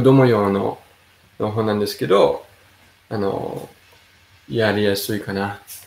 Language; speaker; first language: Japanese; non-native, fluent; Danish